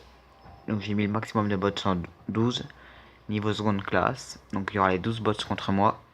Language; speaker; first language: French; native; French